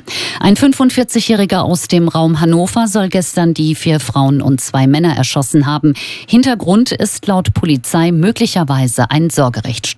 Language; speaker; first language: German; native; German